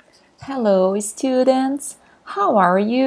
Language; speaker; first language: English; non-native, fluent; Portuguese